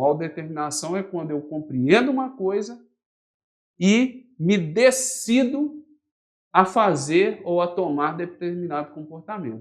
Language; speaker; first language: Portuguese; native; Portuguese